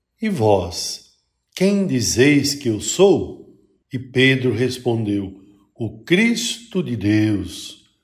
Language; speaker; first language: Portuguese; native; Portuguese